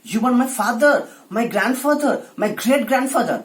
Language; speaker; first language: English; non-native, local second language; Bangla